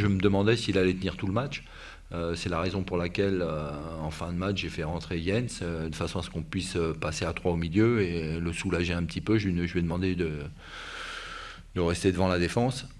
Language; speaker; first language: French; native; French